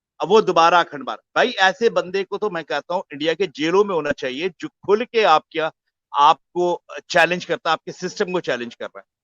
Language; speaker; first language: Urdu; native; Urdu